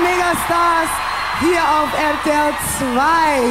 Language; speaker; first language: German; non-native, learner; English